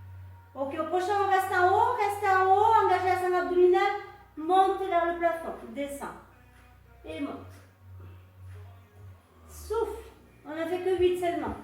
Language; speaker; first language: French; native; French